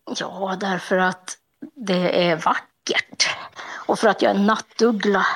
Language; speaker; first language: Swedish; native; Swedish